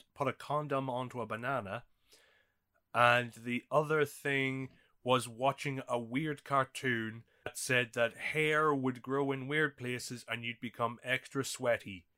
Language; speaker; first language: English; native; English